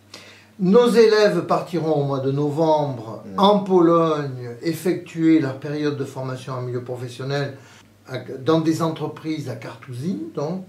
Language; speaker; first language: French; native; French